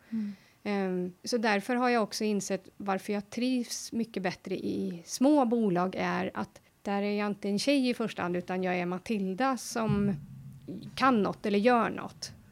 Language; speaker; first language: Swedish; native; Swedish